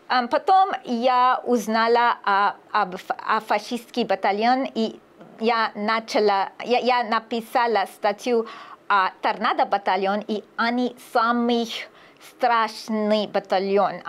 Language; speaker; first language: Russian; non-native, learner; English